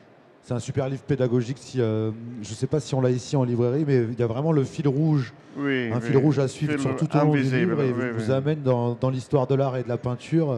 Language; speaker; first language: French; native; French